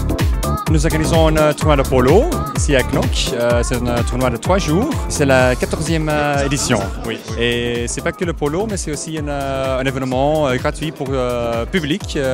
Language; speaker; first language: French; non-native, local second language; Dutch